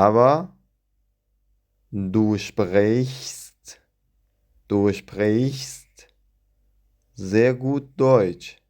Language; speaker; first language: German; non-native, fluent; Central Kurdish